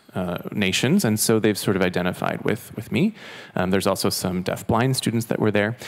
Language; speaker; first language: English; non-native, fluent; Chinese